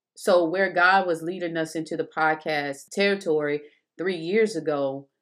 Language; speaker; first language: English; native; English